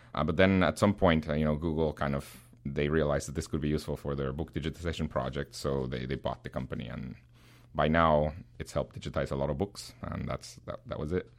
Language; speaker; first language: English; non-native, fluent; Spanish